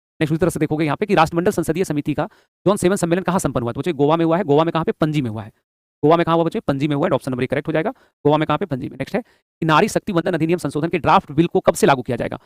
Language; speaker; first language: Hindi; native; Hindi